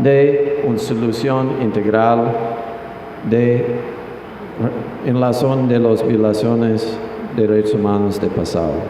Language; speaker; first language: Spanish; non-native, fluent; English